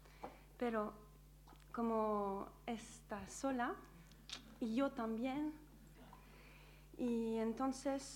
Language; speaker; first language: Spanish; non-native, learner; French